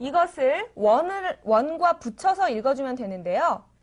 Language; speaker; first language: Korean; native; Korean